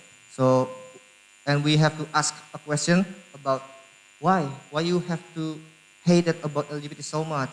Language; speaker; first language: English; non-native, learner; Indonesian